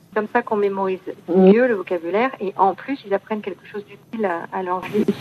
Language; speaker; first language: French; native; French